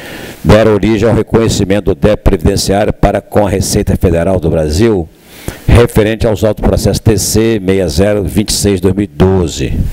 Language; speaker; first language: Portuguese; native; Portuguese